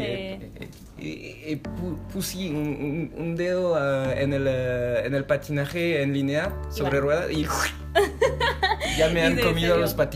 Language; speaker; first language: Spanish; non-native, fluent; French